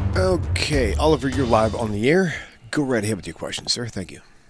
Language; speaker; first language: English; native; English